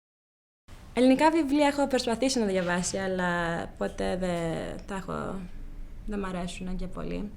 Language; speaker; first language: Greek; early bilingual, heritage; Greek